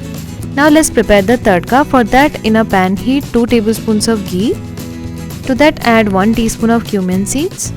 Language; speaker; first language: English; non-native, local second language; Odia